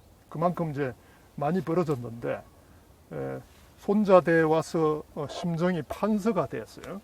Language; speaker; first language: Korean; native; Korean